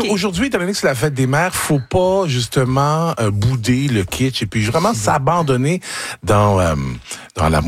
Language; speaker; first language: French; native; French